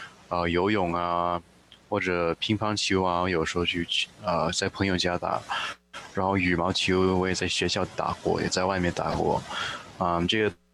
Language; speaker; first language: Chinese; early bilingual, heritage; Chinese